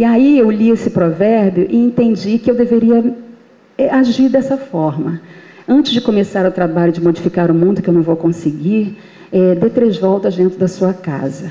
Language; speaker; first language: Portuguese; native; Portuguese